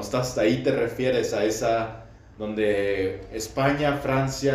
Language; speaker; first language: Portuguese; non-native, learner; Spanish